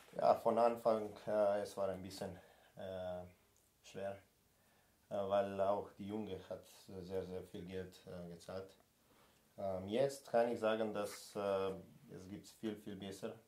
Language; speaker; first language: German; non-native, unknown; Slovenian